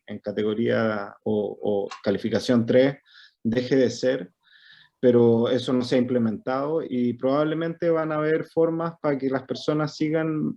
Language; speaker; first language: Spanish; native; Spanish